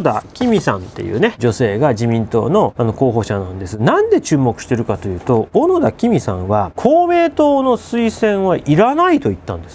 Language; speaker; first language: Japanese; native; Japanese